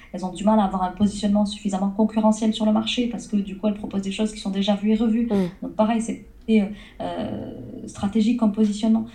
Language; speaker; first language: French; early bilingual, other home language; Arabic